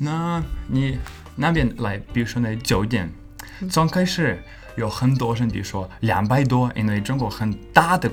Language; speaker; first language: Chinese; non-native, learner; English